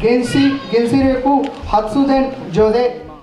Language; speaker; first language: Japanese; non-native, learner; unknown